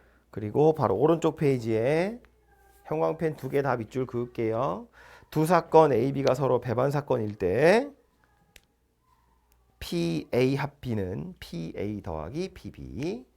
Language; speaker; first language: Korean; native; Korean